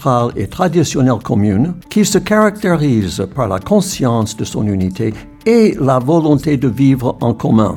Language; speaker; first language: French; non-native, fluent; English